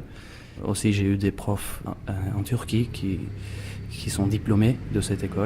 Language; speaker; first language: French; non-native, fluent; Turkish